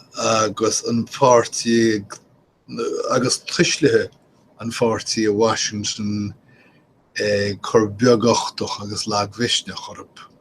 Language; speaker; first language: Irish; native; Irish